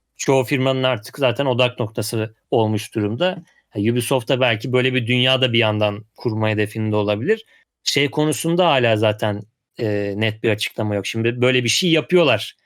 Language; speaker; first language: Turkish; native; Turkish